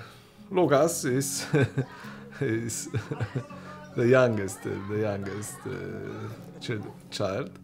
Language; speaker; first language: English; non-native, learner; Polish